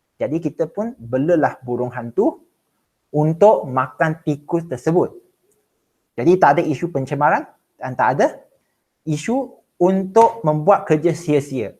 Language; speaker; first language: Malay; non-native, local second language; Chinese